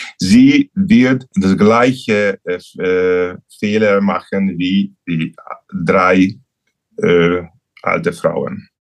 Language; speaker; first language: German; non-native, learner; Hungarian